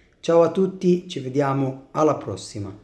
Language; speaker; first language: Italian; non-native, fluent; Arabic